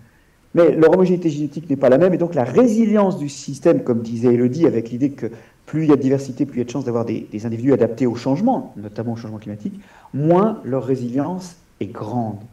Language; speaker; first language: French; native; French